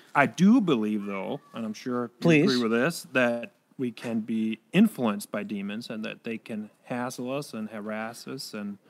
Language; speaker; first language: English; non-native, fluent; Danish